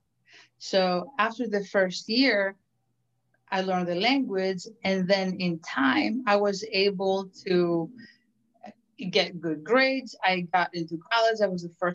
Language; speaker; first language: English; early bilingual, other home language; Greek